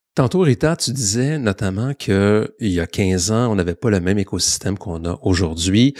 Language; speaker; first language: French; native; French